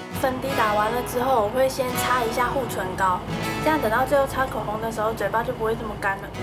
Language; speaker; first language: Chinese; native; Chinese